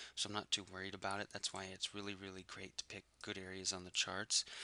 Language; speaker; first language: English; native; English